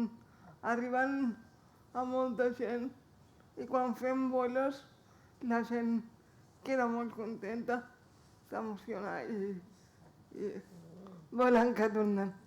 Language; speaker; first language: Catalan; non-native, local second language; Spanish